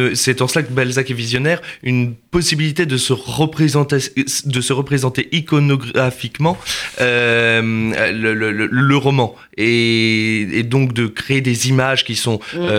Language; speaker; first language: French; native; French